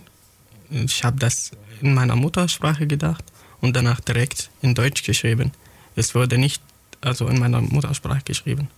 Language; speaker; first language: German; non-native, learner; Arabic